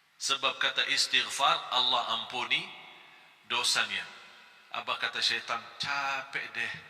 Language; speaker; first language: Malay; non-native, fluent; Arabic